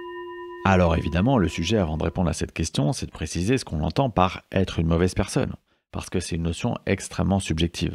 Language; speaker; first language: French; native; French